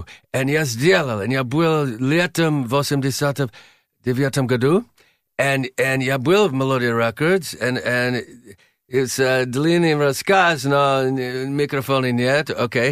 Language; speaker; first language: Russian; non-native, learner; English